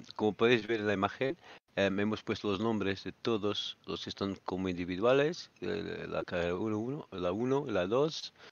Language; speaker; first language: Spanish; native; Spanish